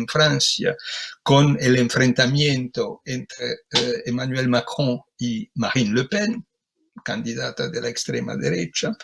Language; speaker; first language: Spanish; non-native, fluent; Italian